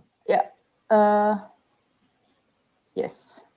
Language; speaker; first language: English; non-native, fluent; Indonesian